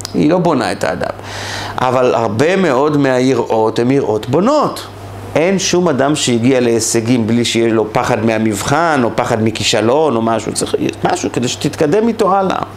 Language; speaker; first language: Hebrew; native; Hebrew